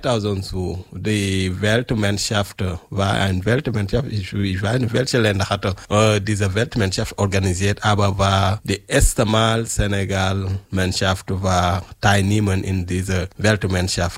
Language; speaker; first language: German; non-native, learner; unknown